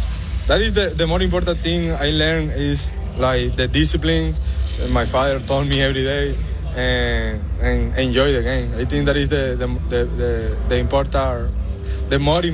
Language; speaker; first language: English; non-native, fluent; Spanish